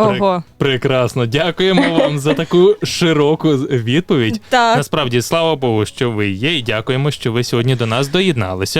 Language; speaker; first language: Ukrainian; native; Ukrainian